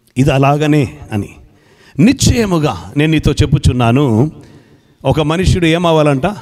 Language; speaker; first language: Telugu; non-native, fluent; Malayalam